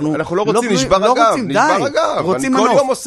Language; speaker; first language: Hebrew; native; Hebrew